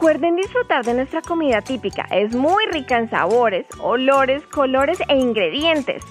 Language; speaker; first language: Spanish; native; Spanish